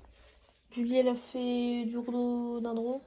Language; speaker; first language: French; native; French